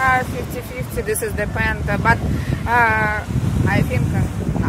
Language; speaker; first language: English; non-native, learner; Russian